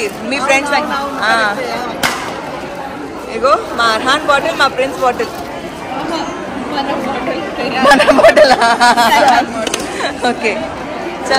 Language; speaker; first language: Telugu; native; Telugu